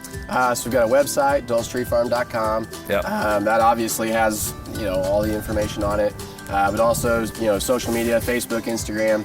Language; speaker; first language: English; native; English